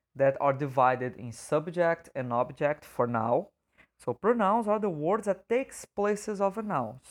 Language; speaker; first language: English; non-native, fluent; Portuguese